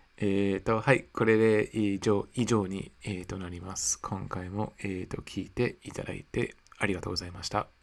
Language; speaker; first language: Japanese; non-native, fluent; English